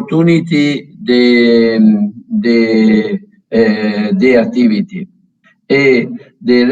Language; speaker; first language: English; non-native, learner; Italian